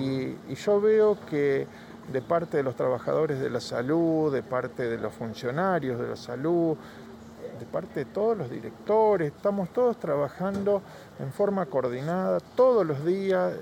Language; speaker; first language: Spanish; native; Spanish